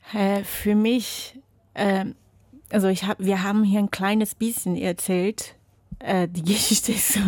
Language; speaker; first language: German; non-native, fluent; Portuguese